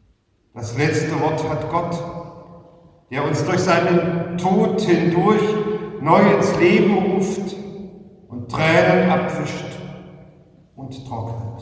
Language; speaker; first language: German; native; German